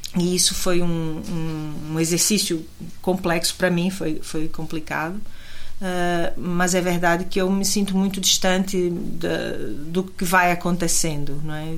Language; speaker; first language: Portuguese; native; Portuguese